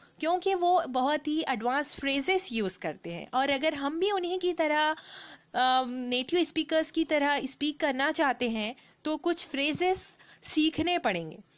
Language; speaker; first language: Hindi; native; Hindi